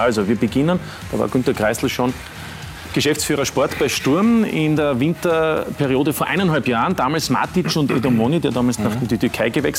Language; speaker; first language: German; native; German